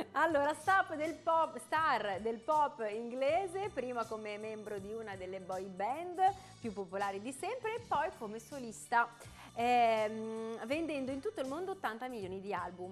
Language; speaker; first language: Italian; native; Italian